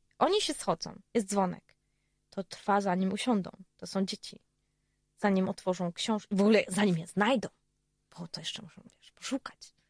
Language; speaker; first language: Polish; native; Polish